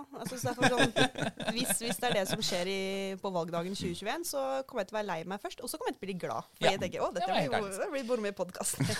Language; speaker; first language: Norwegian; native; Norwegian